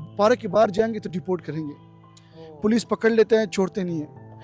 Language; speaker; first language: Hindi; non-native, fluent; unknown